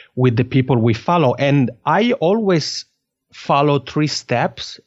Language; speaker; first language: English; non-native, fluent; French